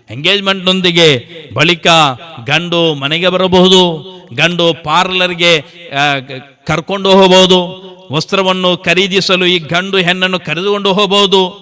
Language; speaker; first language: Kannada; non-native, local second language; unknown